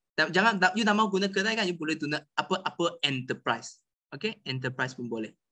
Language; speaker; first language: Malay; non-native, local second language; Chinese